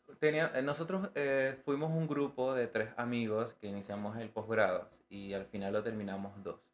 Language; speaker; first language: Spanish; native; Spanish